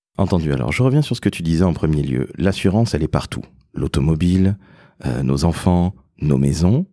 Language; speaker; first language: French; native; French